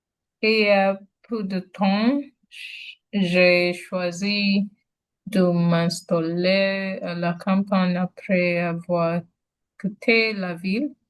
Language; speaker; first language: French; non-native, learner; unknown